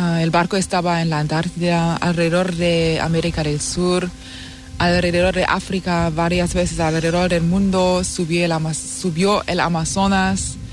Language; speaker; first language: Spanish; non-native, fluent; German